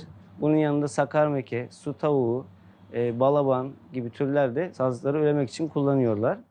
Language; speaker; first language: Turkish; native; Turkish